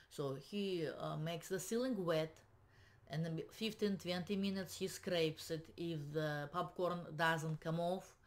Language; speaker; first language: English; non-native, fluent; Russian